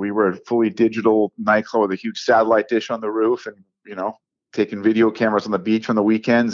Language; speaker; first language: English; native; English